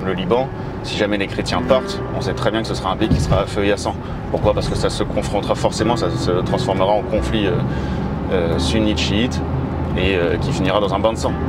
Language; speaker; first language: French; native; French